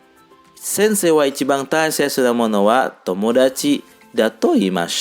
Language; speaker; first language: Japanese; non-native, fluent; Indonesian